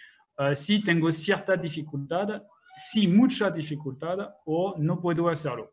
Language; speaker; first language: Spanish; non-native, fluent; French